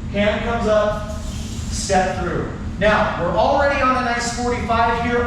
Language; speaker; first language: English; native; English